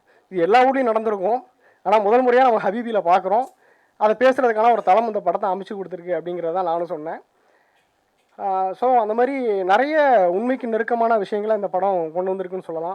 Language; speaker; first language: Tamil; native; Tamil